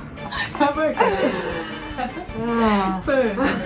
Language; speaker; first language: Japanese; non-native, learner; French